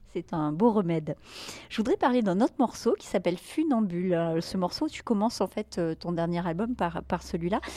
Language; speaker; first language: French; native; French